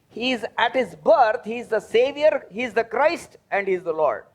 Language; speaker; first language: English; non-native, local second language; Kannada